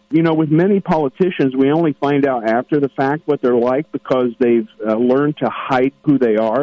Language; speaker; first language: English; native; English